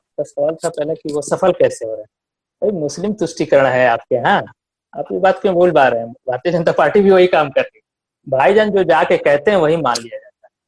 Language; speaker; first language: Hindi; native; Hindi